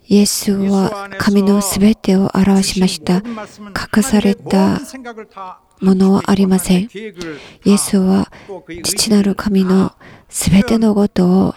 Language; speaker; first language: Japanese; non-native, learner; Korean